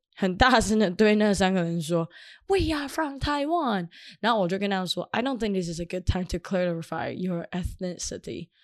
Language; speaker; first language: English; non-native, fluent; Chinese